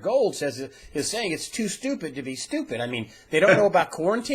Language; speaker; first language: English; native; English